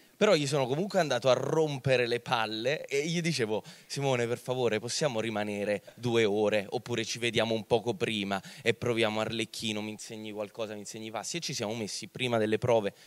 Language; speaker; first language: Italian; native; Italian